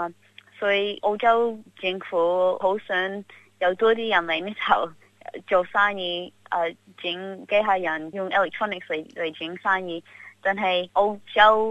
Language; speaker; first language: Cantonese; early bilingual, heritage; Cantonese